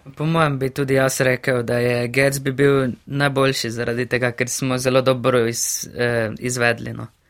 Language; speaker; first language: Slovenian; native; Slovenian